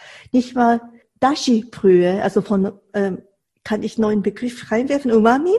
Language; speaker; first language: German; non-native, fluent; Japanese